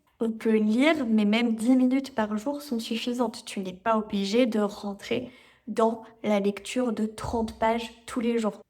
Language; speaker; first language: French; native; French